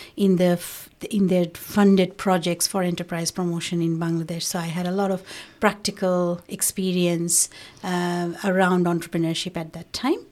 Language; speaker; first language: English; non-native, local second language; Bangla